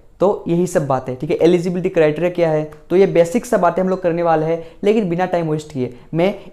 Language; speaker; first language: Hindi; non-native, local second language; Assamese